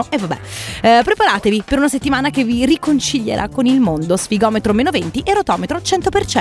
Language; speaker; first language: Italian; native; Italian